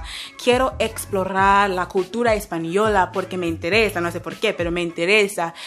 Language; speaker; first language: Spanish; non-native, fluent; English